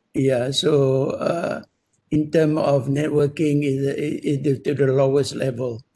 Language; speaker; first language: English; non-native, local second language; Malay